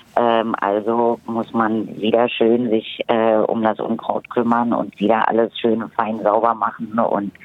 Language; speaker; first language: German; native; German